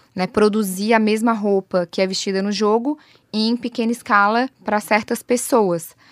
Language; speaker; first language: Portuguese; native; Portuguese